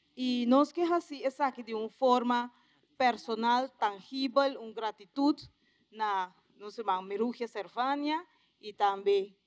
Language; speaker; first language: Portuguese; non-native, learner; Papiamento